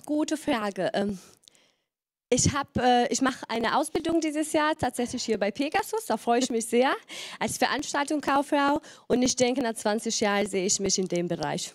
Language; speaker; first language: German; non-native, fluent; Albanian